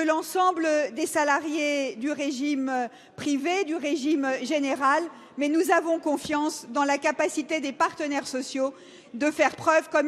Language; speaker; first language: French; native; French